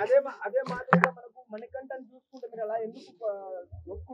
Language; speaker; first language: Telugu; native; Telugu